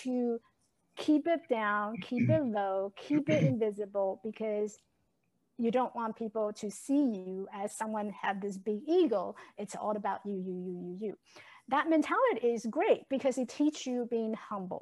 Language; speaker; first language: English; non-native, fluent; Chinese